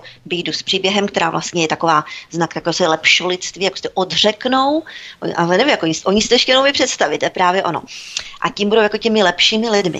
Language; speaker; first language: Czech; native; Czech